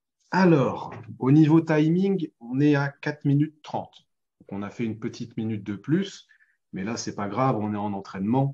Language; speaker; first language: French; native; French